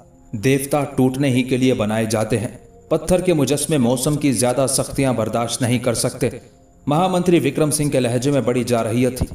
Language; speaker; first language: Urdu; native; Urdu